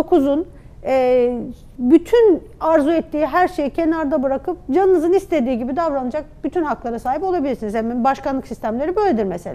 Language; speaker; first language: Turkish; native; Turkish